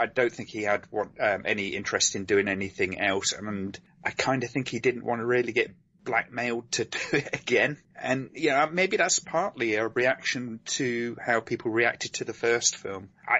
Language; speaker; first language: English; native; English